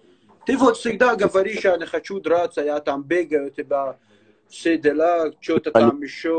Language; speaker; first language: Russian; native; Russian